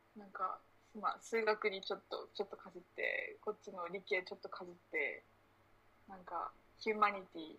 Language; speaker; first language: Japanese; early bilingual, other home language; Spanish